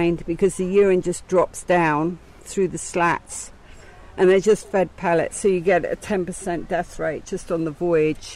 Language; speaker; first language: English; native; English